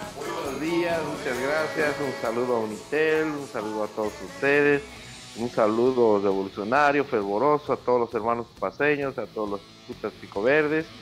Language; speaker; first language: Spanish; native; Spanish